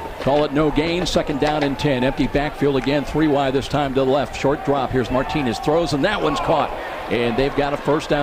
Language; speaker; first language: English; native; English